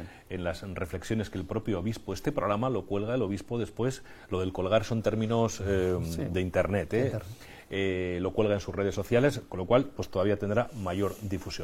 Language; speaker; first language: Spanish; native; Spanish